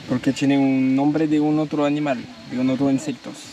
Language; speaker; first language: Spanish; non-native, learner; French